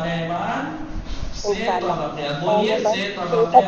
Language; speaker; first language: Persian; non-native, fluent; Urdu